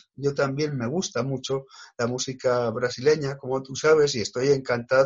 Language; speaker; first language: Spanish; native; Spanish